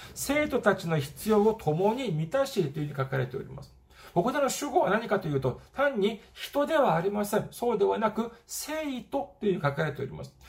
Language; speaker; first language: Japanese; non-native, fluent; Korean